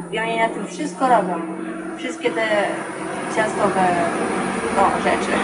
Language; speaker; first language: Polish; non-native, fluent; Russian